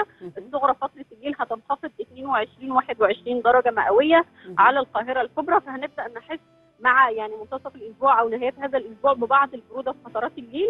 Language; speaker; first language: Arabic; native; Arabic